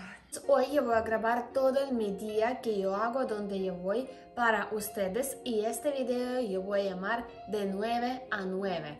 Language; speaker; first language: Spanish; non-native, learner; Ukrainian